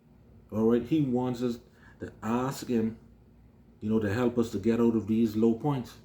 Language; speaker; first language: English; native; English